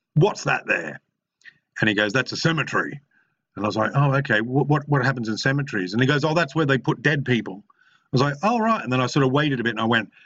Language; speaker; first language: English; native; English